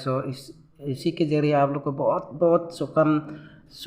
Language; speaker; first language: Hindi; non-native, local second language; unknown